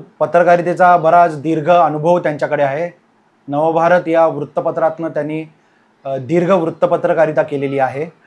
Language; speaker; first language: Marathi; native; Marathi